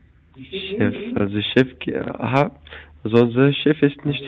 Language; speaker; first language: German; non-native, fluent; Arabic